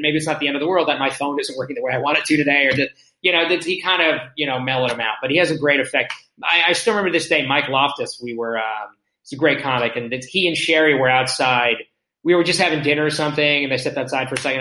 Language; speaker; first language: English; native; English